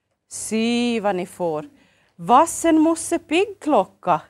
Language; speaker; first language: Swedish; native; Swedish